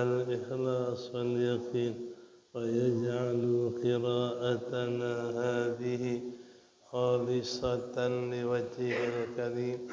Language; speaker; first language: Arabic; non-native, fluent; Indonesian